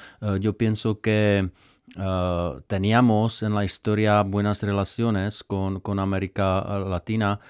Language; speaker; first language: Spanish; non-native, fluent; Czech